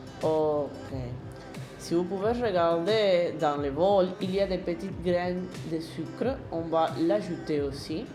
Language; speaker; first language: French; non-native, learner; Spanish